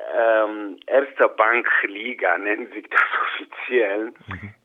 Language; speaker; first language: German; non-native, fluent; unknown